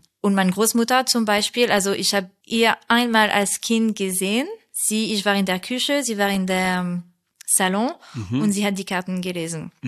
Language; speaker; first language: German; non-native, fluent; French